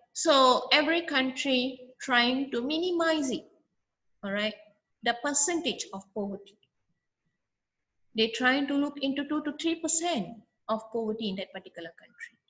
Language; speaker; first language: English; non-native, local second language; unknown